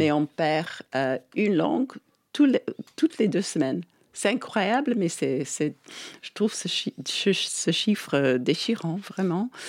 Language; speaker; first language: French; non-native, fluent; English